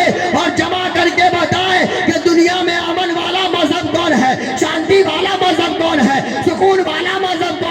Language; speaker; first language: Hindi; native; Hindi